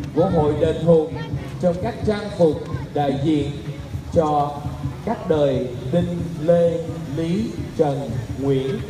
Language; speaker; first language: Vietnamese; native; Vietnamese